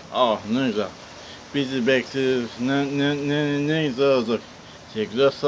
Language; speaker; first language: Turkish; non-native, learner; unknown